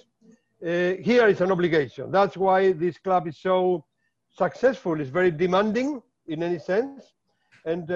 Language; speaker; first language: English; non-native, fluent; Spanish